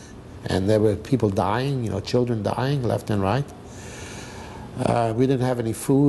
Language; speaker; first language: English; non-native, fluent; Hungarian